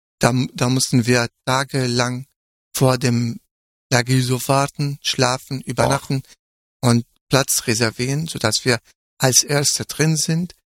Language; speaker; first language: German; non-native, fluent; Arabic